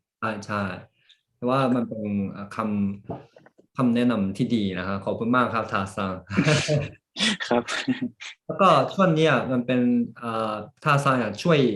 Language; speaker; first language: Thai; early bilingual, heritage; Japanese